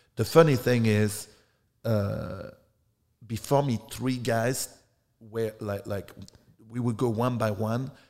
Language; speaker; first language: English; non-native, fluent; French